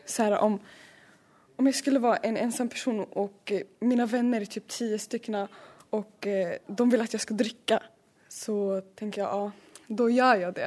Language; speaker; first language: Swedish; early bilingual, other home language; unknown